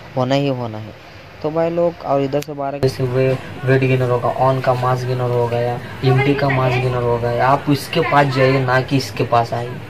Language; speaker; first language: Hindi; non-native, local second language; Marathi